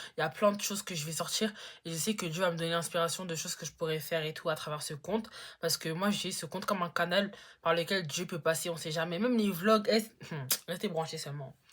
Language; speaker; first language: French; native; French